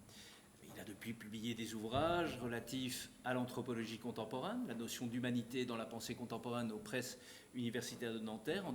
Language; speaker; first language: French; native; French